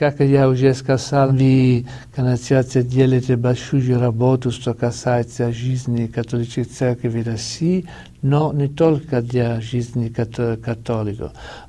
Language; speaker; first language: Russian; non-native, learner; Italian